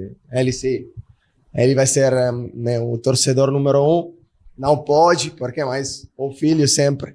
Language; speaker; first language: Portuguese; non-native, fluent; Italian